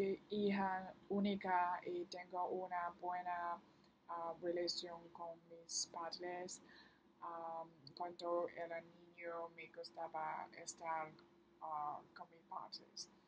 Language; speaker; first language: Spanish; non-native, learner; Chinese